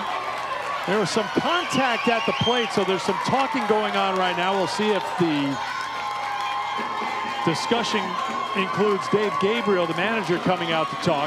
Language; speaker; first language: English; native; English